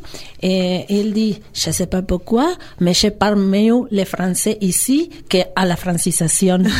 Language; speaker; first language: French; non-native, fluent; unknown